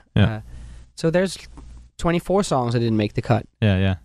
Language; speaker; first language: English; non-native, fluent; Danish